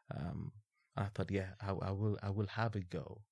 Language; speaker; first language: English; non-native, local second language; Yoruba